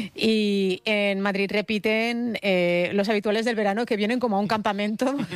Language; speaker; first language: Spanish; native; Spanish